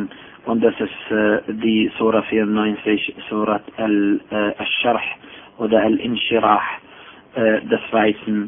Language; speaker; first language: German; non-native, fluent; Arabic